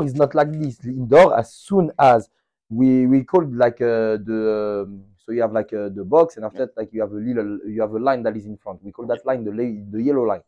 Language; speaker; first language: English; non-native, fluent; French